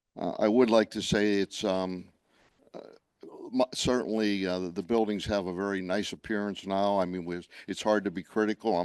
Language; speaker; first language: English; native; English